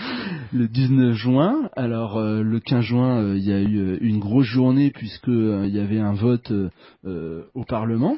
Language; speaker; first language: French; native; French